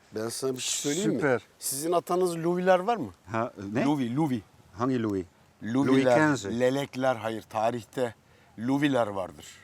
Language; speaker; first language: Turkish; native; Turkish